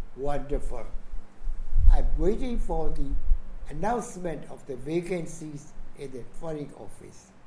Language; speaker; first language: English; non-native, fluent; Burmese